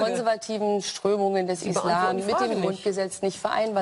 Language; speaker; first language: German; native; German